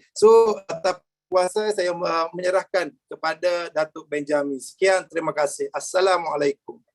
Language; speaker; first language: Malay; native; Malay